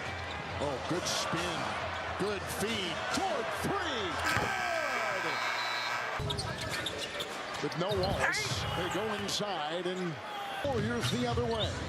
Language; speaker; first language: English; native; English